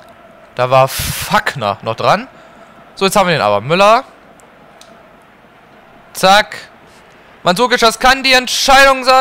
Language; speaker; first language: German; native; German